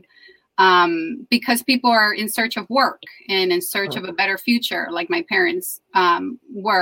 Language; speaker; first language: English; early bilingual, other home language; Spanish